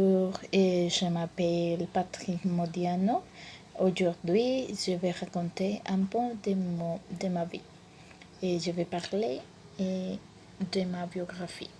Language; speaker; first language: French; non-native, learner; Spanish